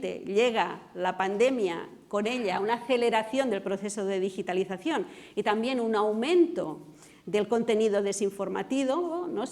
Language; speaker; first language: Spanish; non-native, local second language; Catalan